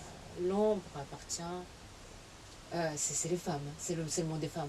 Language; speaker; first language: French; non-native, fluent; Japanese